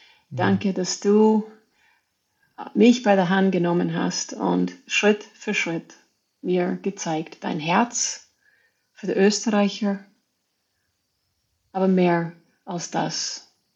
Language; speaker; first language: German; non-native, fluent; English